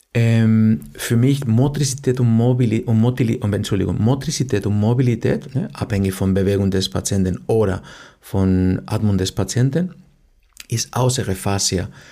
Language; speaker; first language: German; non-native, fluent; Spanish